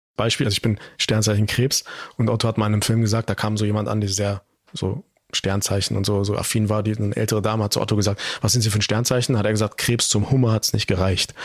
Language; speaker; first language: German; early bilingual, other home language; Turkish